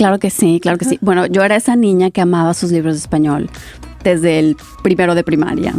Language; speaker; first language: Spanish; native; Spanish